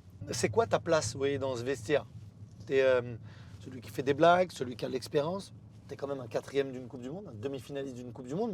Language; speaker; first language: French; native; French